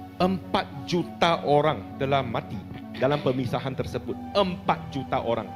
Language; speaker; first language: Malay; non-native, local second language; Chinese